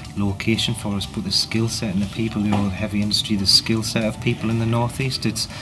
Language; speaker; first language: English; native; English